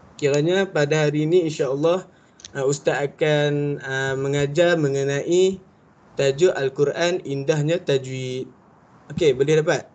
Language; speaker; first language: Malay; native; Malay